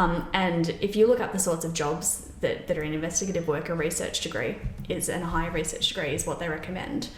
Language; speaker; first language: English; native; English